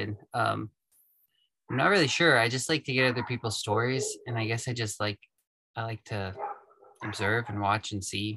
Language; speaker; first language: English; native; English